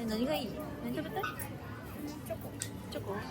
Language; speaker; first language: Japanese; native; Japanese